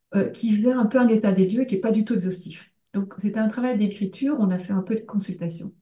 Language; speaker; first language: French; native; French